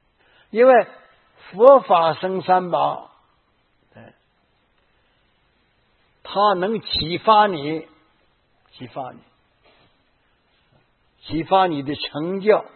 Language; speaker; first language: Chinese; native; Chinese